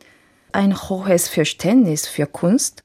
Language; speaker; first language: German; non-native, fluent; Korean